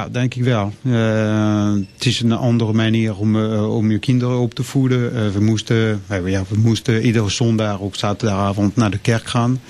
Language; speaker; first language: Dutch; non-native, fluent; French